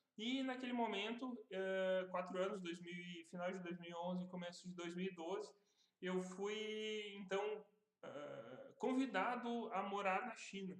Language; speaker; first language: Portuguese; native; Portuguese